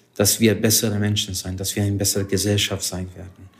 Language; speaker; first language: German; non-native, fluent; Hungarian